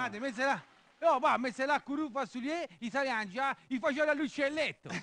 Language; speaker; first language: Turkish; non-native, fluent; Italian